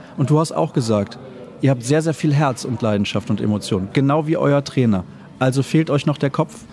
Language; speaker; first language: German; native; German